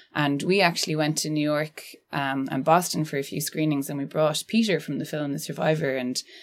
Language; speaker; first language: English; native; English